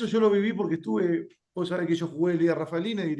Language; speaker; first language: Spanish; native; Spanish